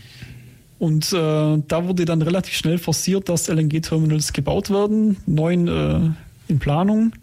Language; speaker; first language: German; native; German